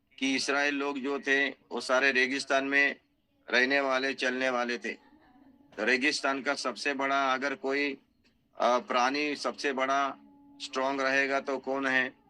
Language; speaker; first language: Hindi; non-native, local second language; Marathi